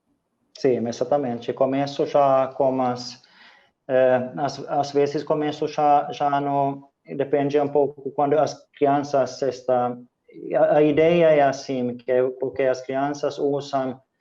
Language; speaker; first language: Portuguese; non-native, fluent; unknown